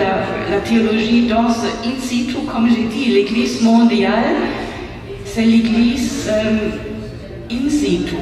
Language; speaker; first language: French; non-native, fluent; German